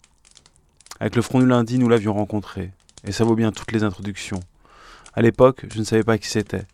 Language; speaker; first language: French; native; French